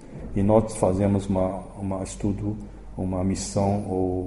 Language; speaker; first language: Portuguese; early bilingual, other home language; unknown